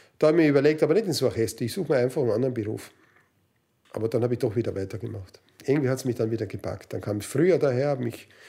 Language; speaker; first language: German; native; German